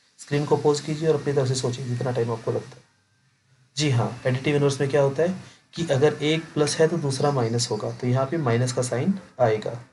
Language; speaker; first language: Hindi; native; Hindi